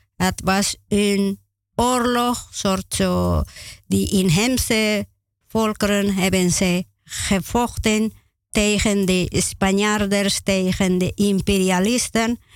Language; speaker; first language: Dutch; non-native, learner; Spanish